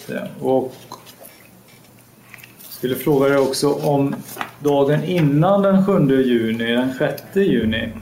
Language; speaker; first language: Swedish; native; Swedish